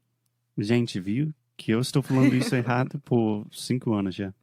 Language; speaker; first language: Portuguese; non-native, fluent; English